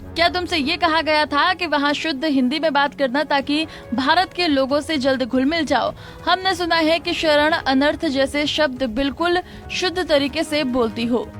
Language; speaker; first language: Hindi; native; Hindi